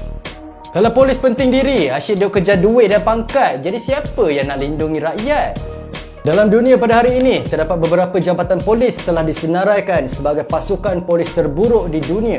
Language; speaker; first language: Malay; native; Malay